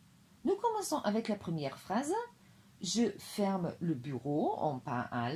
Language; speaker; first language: French; non-native, fluent; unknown